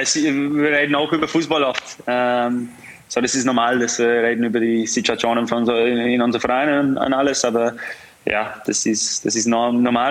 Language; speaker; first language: German; non-native, fluent; English